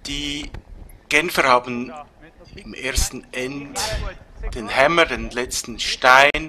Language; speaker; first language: German; native; German